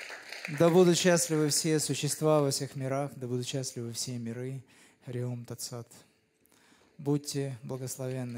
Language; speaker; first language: Russian; native; Russian